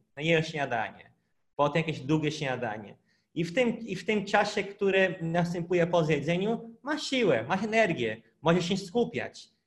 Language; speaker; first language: Polish; non-native, fluent; Portuguese